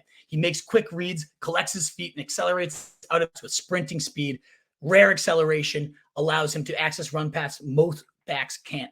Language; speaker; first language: English; native; English